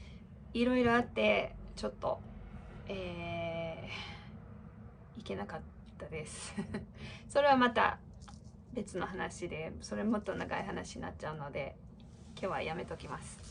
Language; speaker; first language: Japanese; non-native, fluent; English